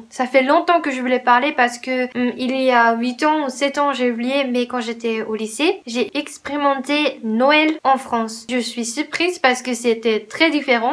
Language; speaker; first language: French; non-native, fluent; Japanese